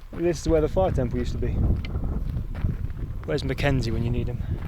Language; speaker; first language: English; native; English